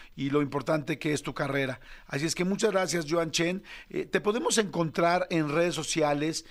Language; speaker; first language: Spanish; native; Spanish